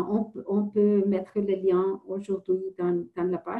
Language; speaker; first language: French; non-native, fluent; Spanish